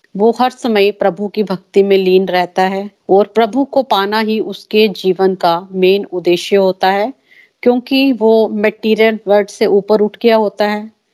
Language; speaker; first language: Hindi; native; Hindi